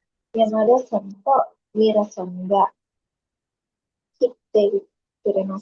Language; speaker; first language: Japanese; non-native, learner; Indonesian